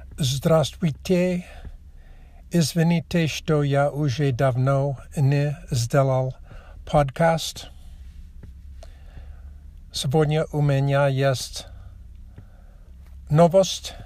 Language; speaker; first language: Russian; non-native, learner; English